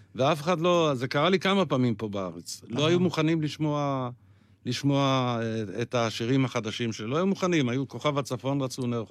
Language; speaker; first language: Hebrew; non-native, local second language; Yiddish